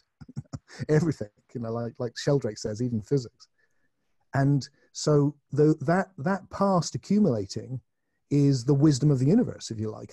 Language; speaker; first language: English; native; English